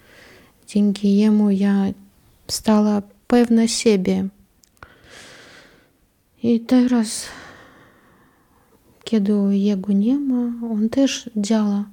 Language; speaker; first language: Polish; non-native, learner; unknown